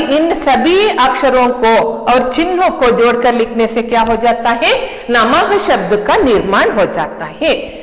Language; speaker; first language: Hindi; non-native, local second language; Kannada